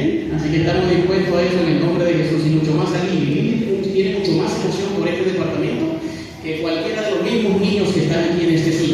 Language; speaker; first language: Spanish; native; Spanish